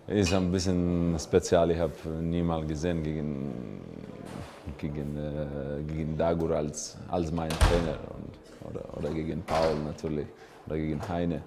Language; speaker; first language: German; non-native, learner; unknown